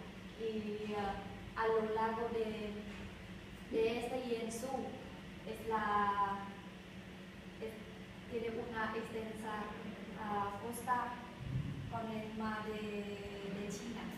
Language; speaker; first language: Spanish; non-native, learner; Vietnamese